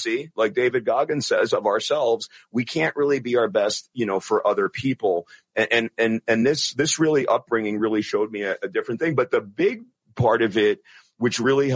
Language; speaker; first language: English; non-native, local second language; Italian